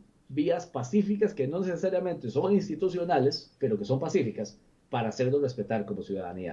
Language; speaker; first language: Spanish; native; Spanish